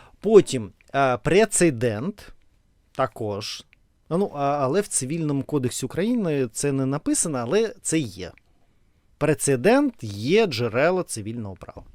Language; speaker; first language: Ukrainian; non-native, learner; Russian